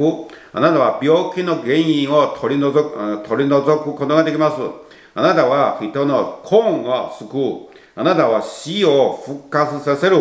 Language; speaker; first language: Japanese; non-native, learner; Chinese